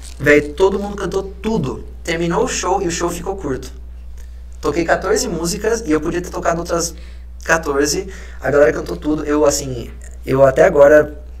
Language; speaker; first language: Portuguese; early bilingual, other home language; Spanish